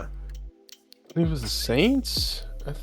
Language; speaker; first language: English; native; English